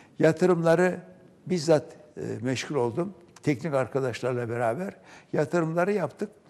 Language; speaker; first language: Turkish; native; Turkish